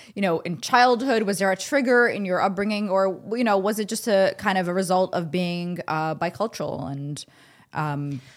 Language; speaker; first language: English; early bilingual, other home language; Arabic